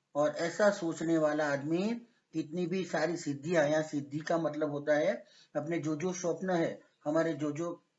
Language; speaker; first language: Hindi; non-native, local second language; Gujarati